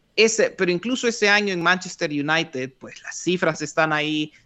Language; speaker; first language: Spanish; native; Spanish